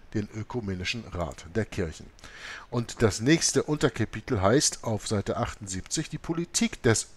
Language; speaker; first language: German; native; German